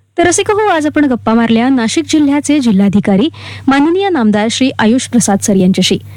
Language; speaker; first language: Marathi; native; Marathi